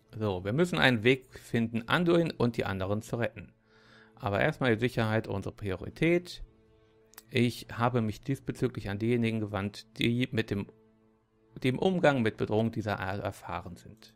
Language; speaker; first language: German; native; German